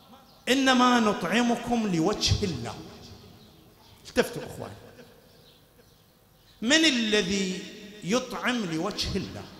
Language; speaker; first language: Arabic; native; Arabic